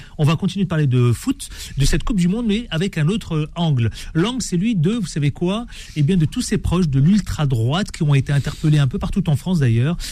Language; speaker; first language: French; native; French